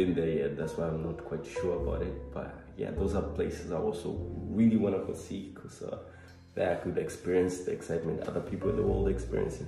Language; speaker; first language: English; non-native, local second language; Swahili